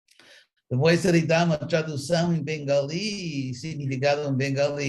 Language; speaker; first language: Portuguese; non-native, fluent; English